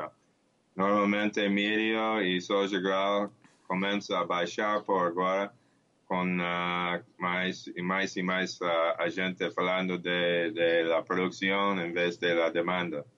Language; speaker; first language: Portuguese; non-native, learner; English